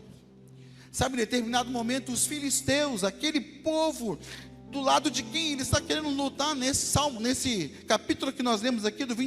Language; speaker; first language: Portuguese; native; Portuguese